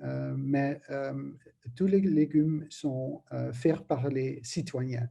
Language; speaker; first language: French; non-native, learner; Dutch